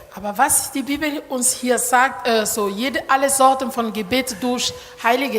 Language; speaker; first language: German; non-native, learner; Lingala